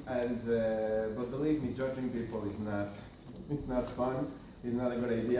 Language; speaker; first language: English; non-native, fluent; Spanish